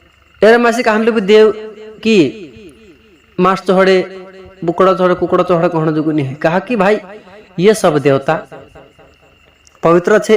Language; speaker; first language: Hindi; non-native, local second language; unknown